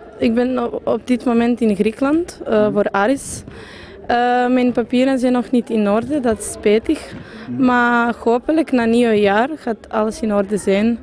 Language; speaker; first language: Dutch; non-native, fluent; Serbian